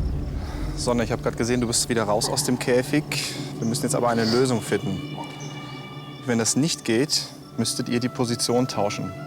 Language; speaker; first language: German; native; German